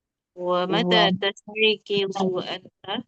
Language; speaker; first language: Arabic; non-native, learner; Indonesian